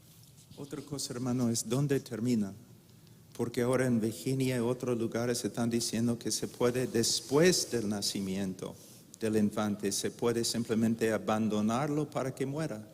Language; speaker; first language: Spanish; non-native, fluent; English